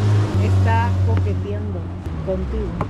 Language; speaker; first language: Spanish; native; Spanish